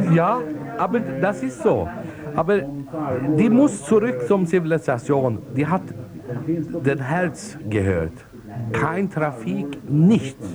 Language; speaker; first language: German; non-native, learner; Swedish